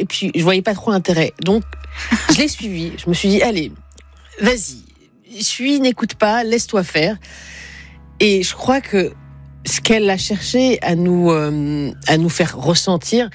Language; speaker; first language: French; native; French